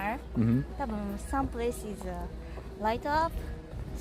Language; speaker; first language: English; non-native, learner; Japanese